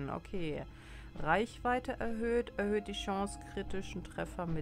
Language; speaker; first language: German; native; German